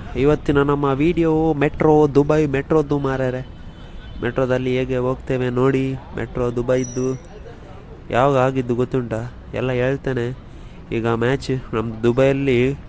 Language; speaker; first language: Kannada; non-native, local second language; Tulu